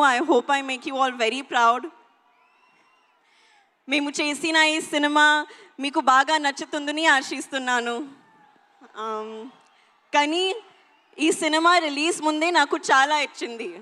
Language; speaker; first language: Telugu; non-native, learner; Hindi